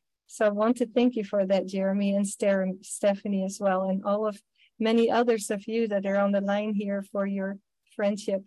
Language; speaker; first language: English; non-native, fluent; Dutch